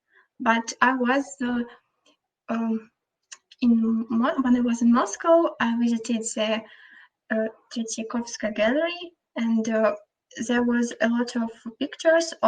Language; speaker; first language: English; non-native, fluent; Russian